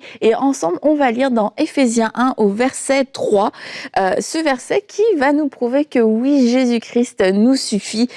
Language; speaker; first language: French; native; French